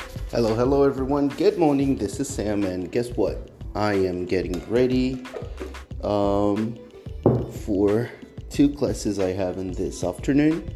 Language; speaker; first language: English; non-native, fluent; Portuguese